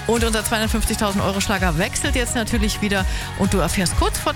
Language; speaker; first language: German; native; German